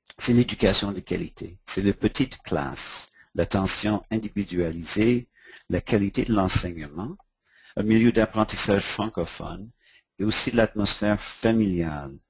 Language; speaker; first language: French; non-native, local second language; English